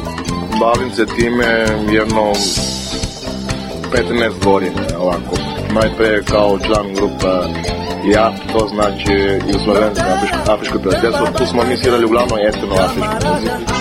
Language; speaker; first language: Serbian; non-native, fluent; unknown